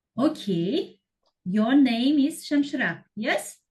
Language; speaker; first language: English; non-native, fluent; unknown